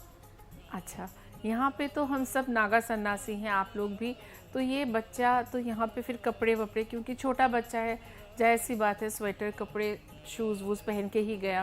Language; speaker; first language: Hindi; native; Hindi